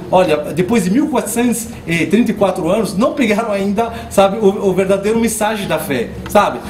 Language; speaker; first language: Portuguese; non-native, fluent; Arabic